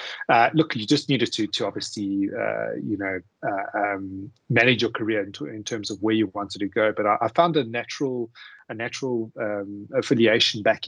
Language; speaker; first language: English; native; English